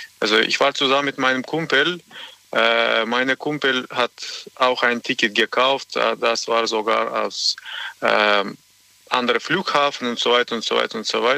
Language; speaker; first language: German; non-native, learner; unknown